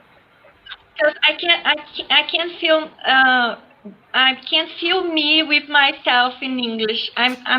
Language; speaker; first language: English; non-native, learner; Portuguese